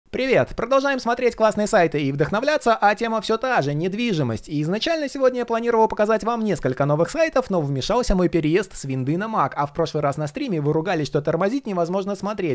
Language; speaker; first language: Russian; native; Russian